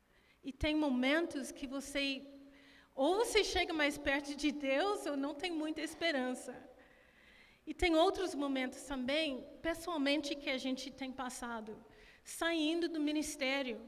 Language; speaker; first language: Portuguese; non-native, fluent; English